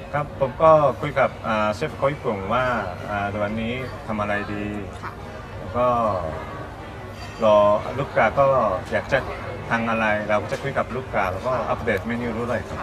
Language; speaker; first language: Thai; non-native, learner; Japanese